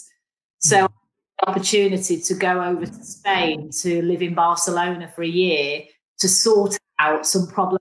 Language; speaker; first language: English; native; English